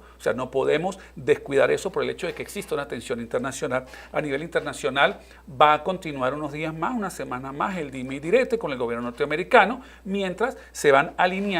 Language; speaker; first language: Spanish; native; Spanish